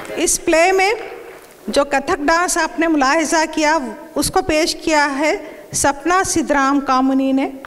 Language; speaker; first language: Urdu; native; Urdu